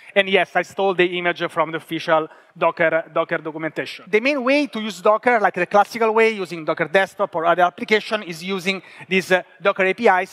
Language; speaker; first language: English; non-native, fluent; Italian